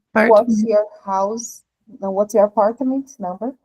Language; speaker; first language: English; non-native, fluent; Portuguese